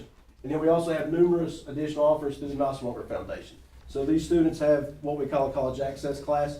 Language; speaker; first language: English; native; English